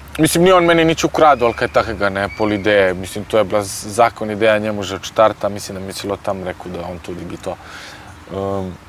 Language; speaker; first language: Slovenian; native; Slovenian